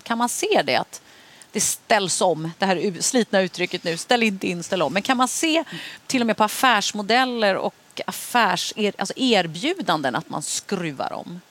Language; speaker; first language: Swedish; native; Swedish